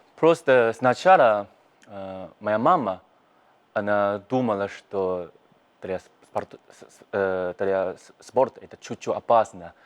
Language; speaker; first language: Russian; non-native, learner; Chinese